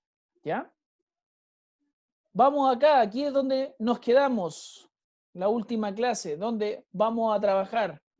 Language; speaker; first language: Spanish; native; Spanish